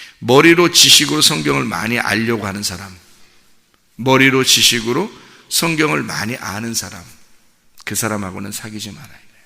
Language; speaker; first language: Korean; native; Korean